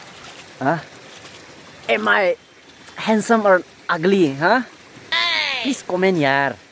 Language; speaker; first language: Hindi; non-native, local second language; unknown